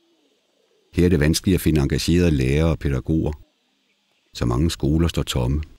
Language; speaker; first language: Danish; native; Danish